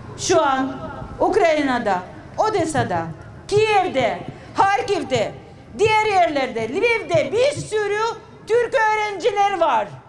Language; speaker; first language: Turkish; non-native, fluent; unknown